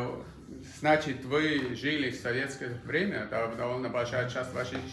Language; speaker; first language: Russian; non-native, fluent; German